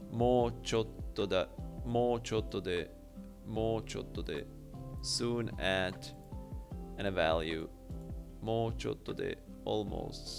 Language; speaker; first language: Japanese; non-native, learner; English